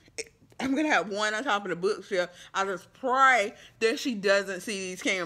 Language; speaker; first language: English; native; English